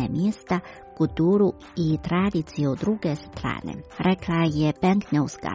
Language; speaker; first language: Croatian; non-native, fluent; Chinese